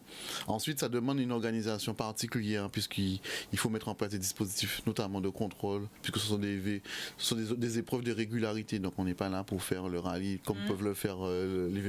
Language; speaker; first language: French; native; French